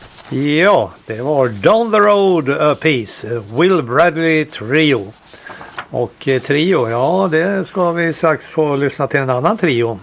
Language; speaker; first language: Swedish; native; Swedish